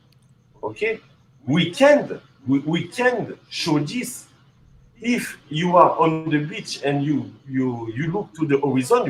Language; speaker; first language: English; non-native, learner; French